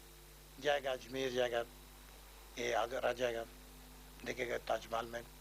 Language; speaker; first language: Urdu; non-native, learner; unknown